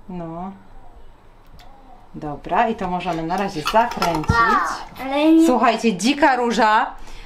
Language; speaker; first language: Polish; native; Polish